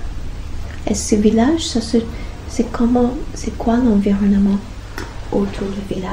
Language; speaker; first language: French; non-native, fluent; English